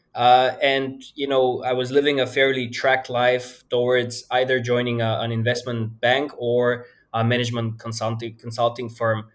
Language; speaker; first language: English; non-native, fluent; Bulgarian